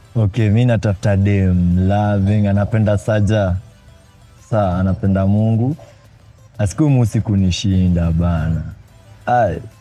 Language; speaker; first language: Swahili; native; Swahili